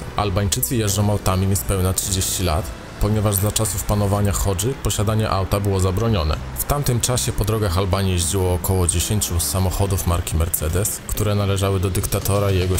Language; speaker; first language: Polish; native; Polish